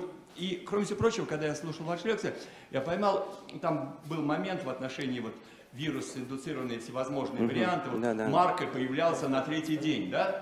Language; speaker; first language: Russian; native; Russian